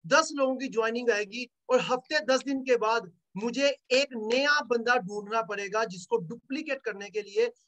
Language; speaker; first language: Hindi; native; Hindi